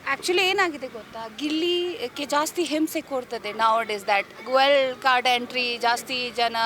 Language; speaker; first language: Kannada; non-native, learner; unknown